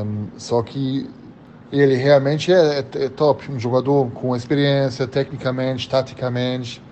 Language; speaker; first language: Portuguese; early bilingual, heritage; German